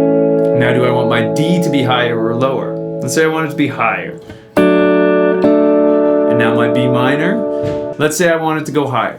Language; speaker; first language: English; native; English